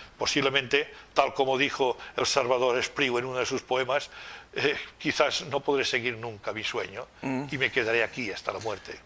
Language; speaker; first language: Spanish; non-native, local second language; Catalan